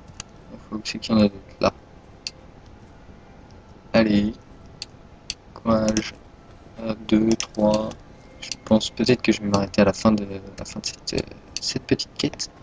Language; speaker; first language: French; native; French